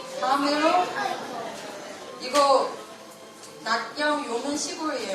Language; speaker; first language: Korean; non-native, fluent; Chinese